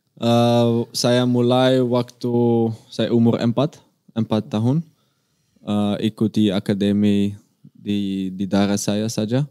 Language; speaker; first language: Indonesian; non-native, learner; Dutch